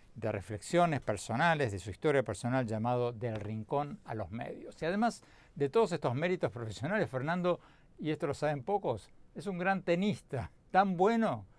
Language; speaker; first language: Spanish; native; Spanish